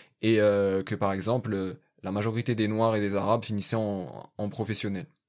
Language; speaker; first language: French; native; French